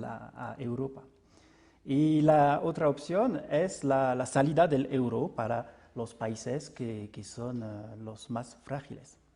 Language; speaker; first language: Spanish; non-native, fluent; French